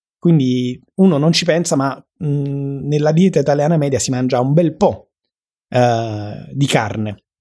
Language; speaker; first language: Italian; native; Italian